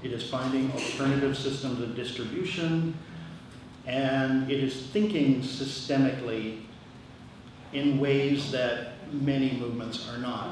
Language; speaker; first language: English; native; English